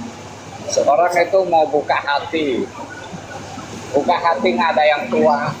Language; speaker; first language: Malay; non-native, local second language; Hakka Chinese